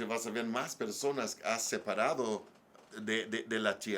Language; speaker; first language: Spanish; non-native, learner; English